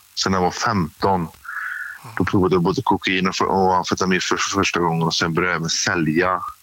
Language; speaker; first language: Swedish; native; Swedish